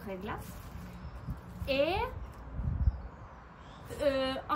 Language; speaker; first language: French; non-native, learner; Norwegian